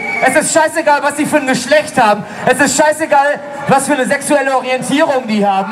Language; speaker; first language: German; native; German